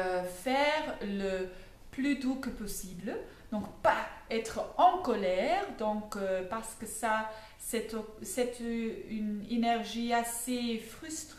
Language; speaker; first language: French; non-native, fluent; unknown